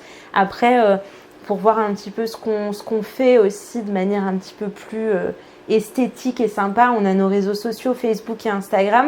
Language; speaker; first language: French; native; French